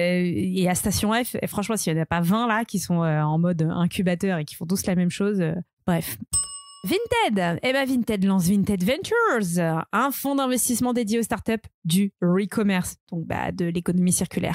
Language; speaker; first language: French; native; French